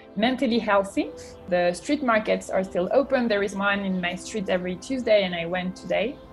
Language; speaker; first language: English; non-native, fluent; French